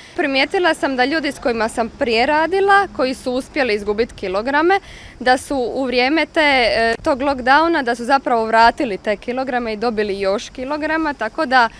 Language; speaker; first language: Croatian; native; Croatian